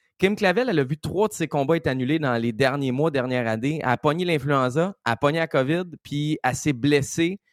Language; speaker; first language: French; native; French